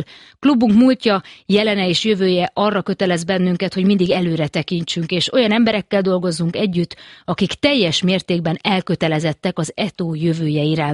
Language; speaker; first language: Hungarian; native; Hungarian